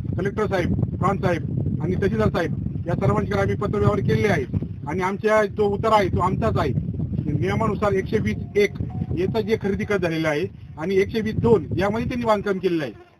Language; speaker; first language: Marathi; native; Marathi